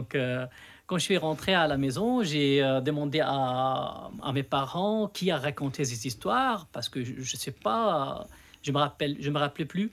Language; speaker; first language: French; non-native, local second language; Arabic